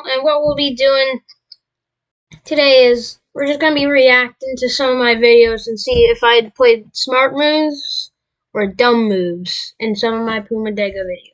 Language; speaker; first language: English; native; English